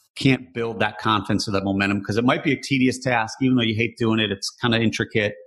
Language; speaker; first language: English; native; English